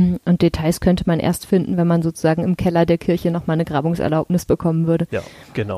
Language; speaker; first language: German; native; German